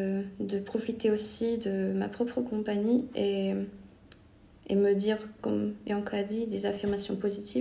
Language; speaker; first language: French; non-native, fluent; Hungarian